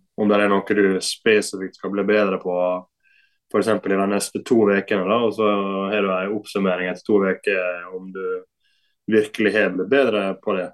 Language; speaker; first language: Norwegian; native; Norwegian